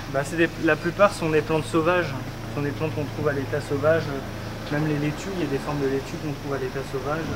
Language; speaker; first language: French; native; French